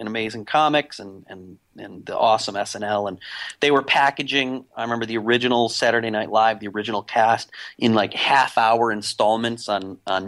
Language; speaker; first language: English; native; English